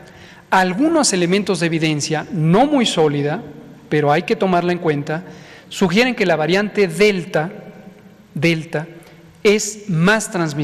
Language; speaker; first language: Spanish; native; Spanish